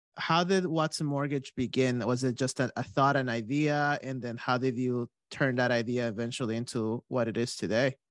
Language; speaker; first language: English; native; English